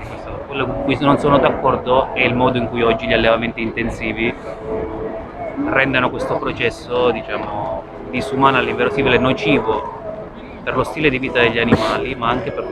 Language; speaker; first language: Italian; native; Italian